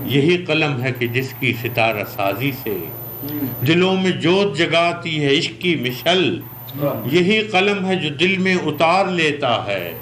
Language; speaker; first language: Urdu; native; Urdu